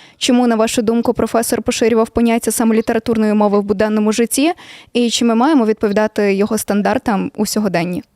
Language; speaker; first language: Ukrainian; native; Ukrainian